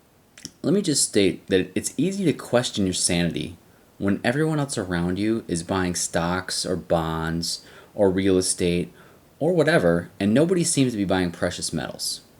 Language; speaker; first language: English; native; English